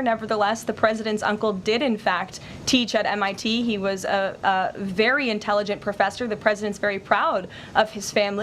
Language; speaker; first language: English; native; English